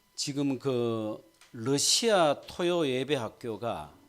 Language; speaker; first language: Korean; native; Korean